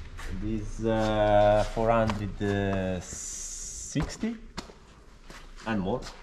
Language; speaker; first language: English; non-native, learner; Italian